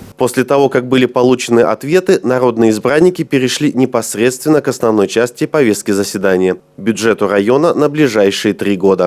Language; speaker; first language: Russian; native; Russian